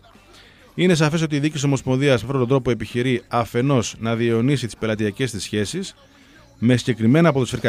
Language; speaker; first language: Greek; native; Greek